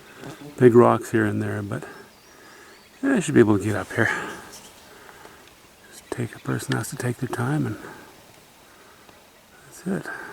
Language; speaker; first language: English; native; English